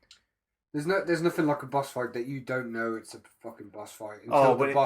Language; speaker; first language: English; native; English